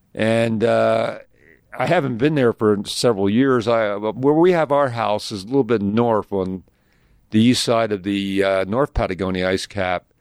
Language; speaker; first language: English; native; English